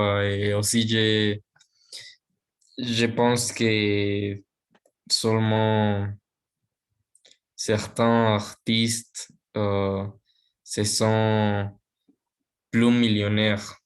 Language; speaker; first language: French; non-native, learner; Spanish